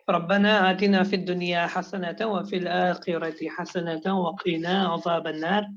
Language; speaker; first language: Arabic; non-native, fluent; Urdu